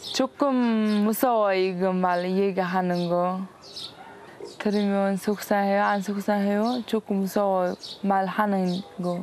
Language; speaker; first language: Korean; non-native, learner; Uzbek